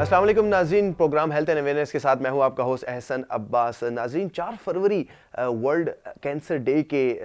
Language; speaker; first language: Urdu; native; Urdu